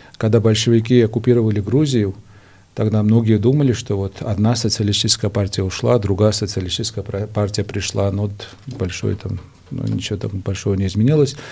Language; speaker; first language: Russian; non-native, local second language; Georgian